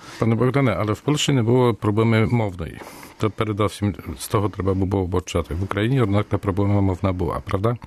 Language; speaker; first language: Ukrainian; early bilingual, heritage; Ukrainian